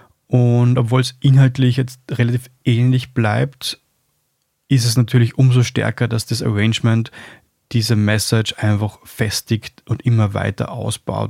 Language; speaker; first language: German; native; German